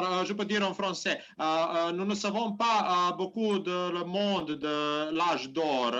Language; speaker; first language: French; non-native, learner; Serbian